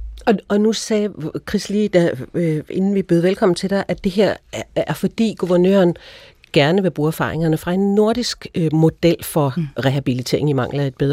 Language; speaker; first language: Danish; native; Danish